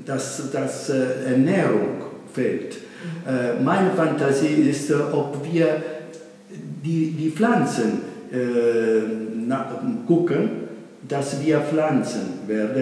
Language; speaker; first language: German; non-native, fluent; Italian